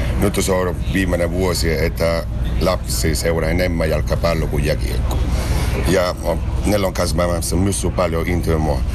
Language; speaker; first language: Finnish; non-native, learner; Italian